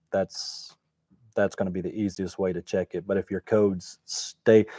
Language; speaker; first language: English; native; English